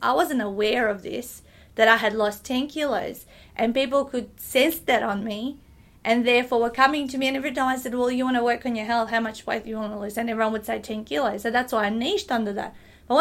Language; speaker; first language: English; non-native, fluent; Macedonian